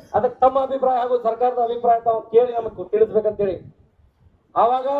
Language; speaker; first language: Kannada; non-native, local second language; Lambadi